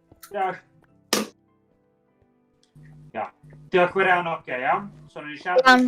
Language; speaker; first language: Welsh; native; Welsh